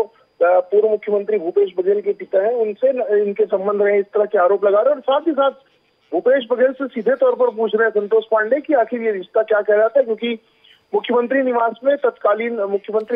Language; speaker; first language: Hindi; native; Hindi